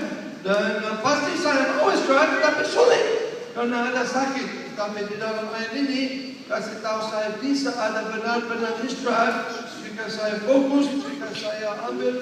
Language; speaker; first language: Indonesian; non-native, learner; English